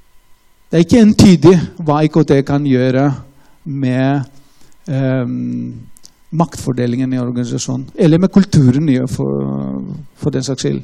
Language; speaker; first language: Norwegian; non-native, fluent; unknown